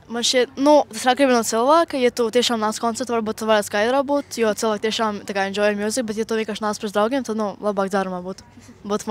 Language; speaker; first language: Latvian; non-native, local second language; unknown